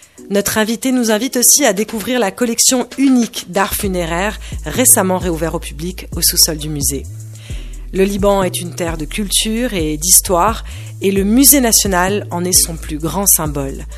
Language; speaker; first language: French; non-native, local second language; Arabic